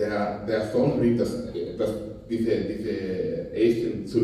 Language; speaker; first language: German; non-native, fluent; Portuguese